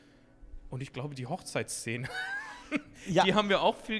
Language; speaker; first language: German; native; German